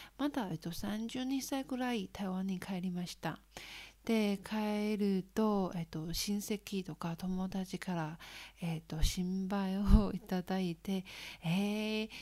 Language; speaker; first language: Japanese; non-native, learner; Chinese